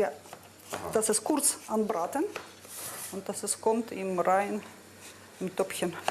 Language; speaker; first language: German; non-native, learner; Russian